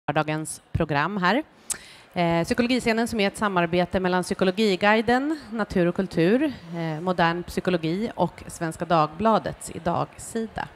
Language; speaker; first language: Swedish; native; Swedish